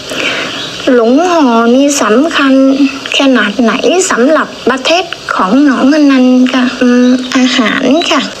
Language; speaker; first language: Thai; non-native, learner; Vietnamese